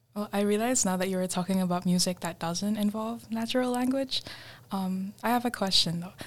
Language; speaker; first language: English; non-native, fluent; Indonesian